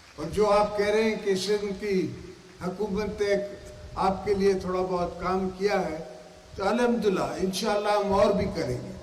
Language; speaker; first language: Urdu; non-native, local second language; Saraiki